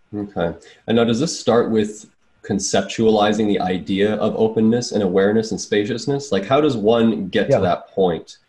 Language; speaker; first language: English; native; English